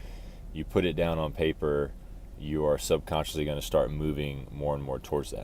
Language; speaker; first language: English; native; English